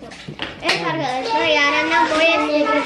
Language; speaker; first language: Turkish; native; Turkish